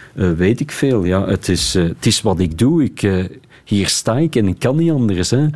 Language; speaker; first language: Dutch; native; Dutch